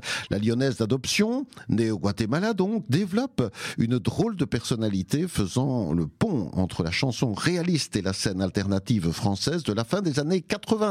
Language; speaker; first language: French; native; French